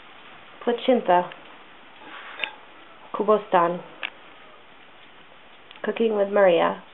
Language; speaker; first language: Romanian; non-native, learner; English